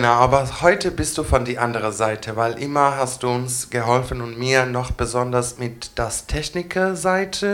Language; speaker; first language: German; non-native, fluent; Greek